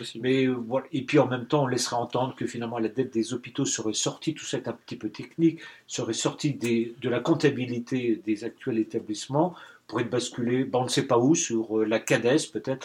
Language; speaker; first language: French; native; French